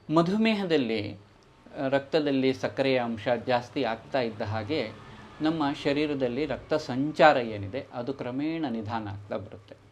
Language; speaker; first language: Kannada; native; Kannada